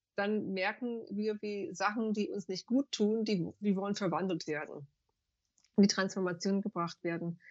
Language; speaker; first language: German; non-native, fluent; English